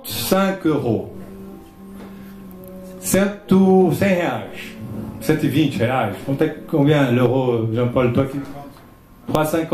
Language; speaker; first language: French; non-native, fluent; Portuguese